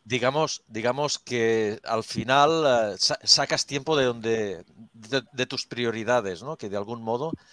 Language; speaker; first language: Spanish; native; Spanish